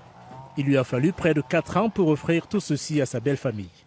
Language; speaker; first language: French; native; French